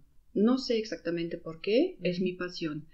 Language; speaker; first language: Spanish; non-native, learner; German